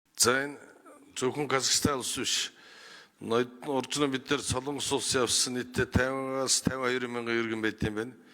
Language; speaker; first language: Mongolian; non-native, local second language; Kazakh